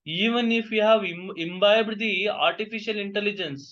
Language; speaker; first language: English; non-native, local second language; Kannada